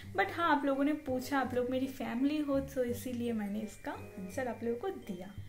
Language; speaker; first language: Hindi; non-native, local second language; Bangla